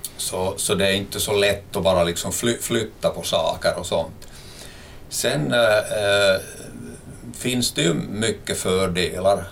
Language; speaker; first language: Swedish; native; Swedish